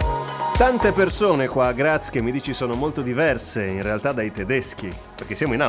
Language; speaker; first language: Italian; native; Italian